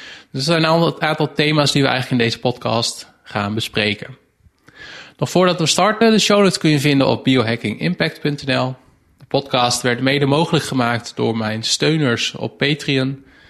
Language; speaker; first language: Dutch; native; Dutch